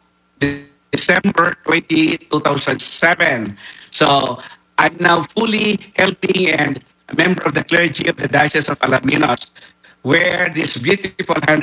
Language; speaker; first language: English; non-native, local second language; Filipino